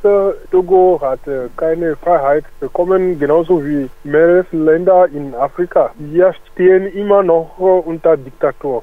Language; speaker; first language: German; non-native, learner; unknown